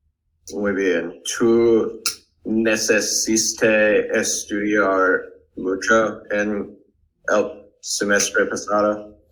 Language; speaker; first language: Spanish; non-native, learner; English